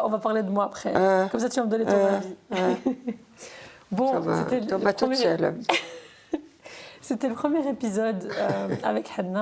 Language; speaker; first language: French; native; French